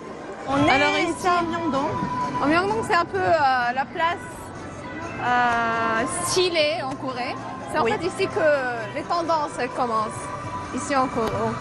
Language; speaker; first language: French; non-native, local second language; Arabic